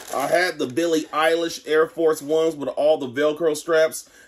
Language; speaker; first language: English; native; English